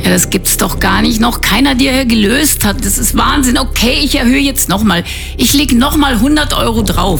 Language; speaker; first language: German; native; German